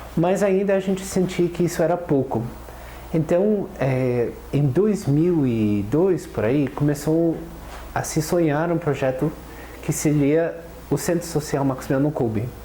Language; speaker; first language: Portuguese; non-native, fluent; English